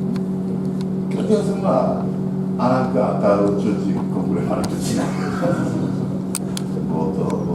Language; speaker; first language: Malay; non-native, learner; Japanese